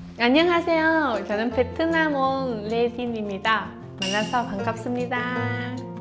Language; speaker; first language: Korean; non-native, learner; Vietnamese